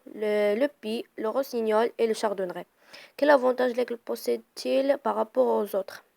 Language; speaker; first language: French; non-native, local second language; Arabic